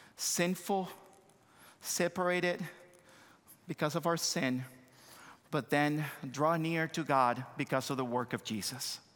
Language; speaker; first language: English; non-native, fluent; Spanish